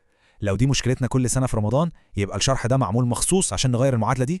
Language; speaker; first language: Arabic; native; Arabic